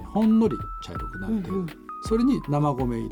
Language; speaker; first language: Japanese; native; Japanese